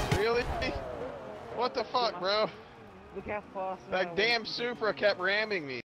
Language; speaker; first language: English; native; English